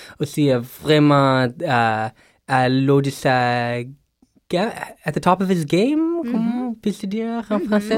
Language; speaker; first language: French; non-native, local second language; English